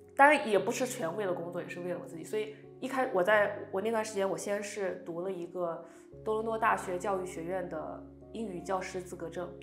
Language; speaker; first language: Chinese; early bilingual, heritage; Chinese